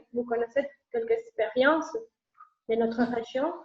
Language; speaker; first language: French; non-native, learner; Spanish